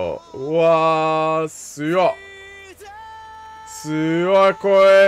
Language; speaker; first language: Japanese; non-native, learner; English